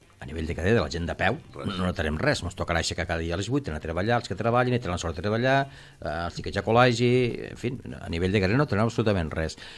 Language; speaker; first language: Catalan; native; Catalan